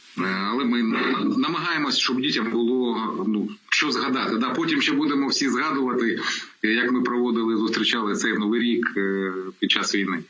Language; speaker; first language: Ukrainian; non-native, local second language; Russian